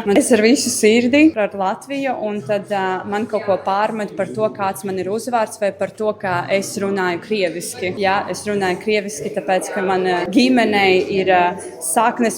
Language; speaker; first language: Latvian; non-native, local second language; Russian